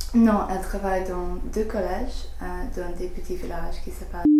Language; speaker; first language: French; non-native, learner; English